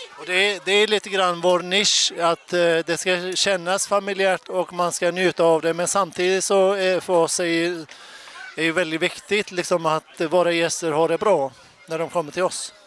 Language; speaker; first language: Swedish; early bilingual, other home language; Turoyo